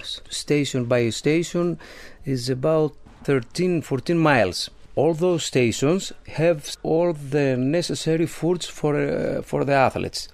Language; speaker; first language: English; non-native, learner; Greek